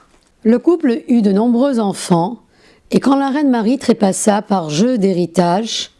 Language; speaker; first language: French; native; French